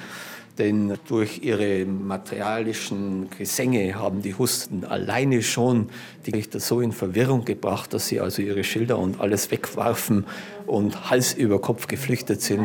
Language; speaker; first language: German; native; German